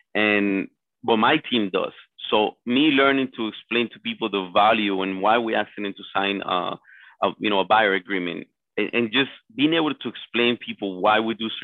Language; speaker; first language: English; non-native, fluent; Spanish